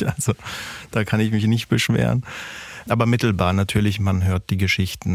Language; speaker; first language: German; early bilingual, other home language; Sicilian